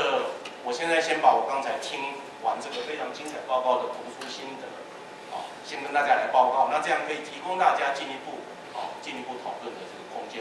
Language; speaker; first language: Chinese; native; Chinese